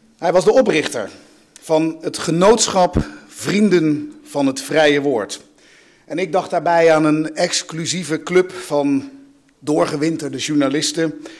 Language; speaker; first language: Dutch; native; Dutch